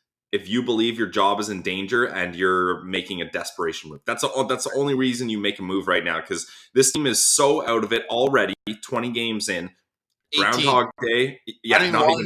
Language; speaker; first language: English; native; English